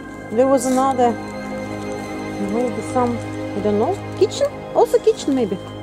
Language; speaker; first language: English; non-native, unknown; Russian